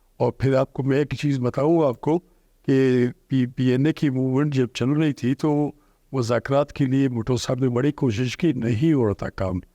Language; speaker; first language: Urdu; non-native, local second language; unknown